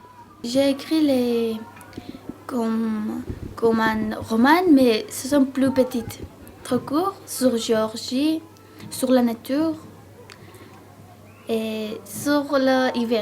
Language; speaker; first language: French; non-native, learner; Georgian